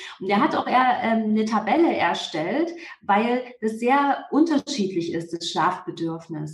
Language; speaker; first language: German; native; German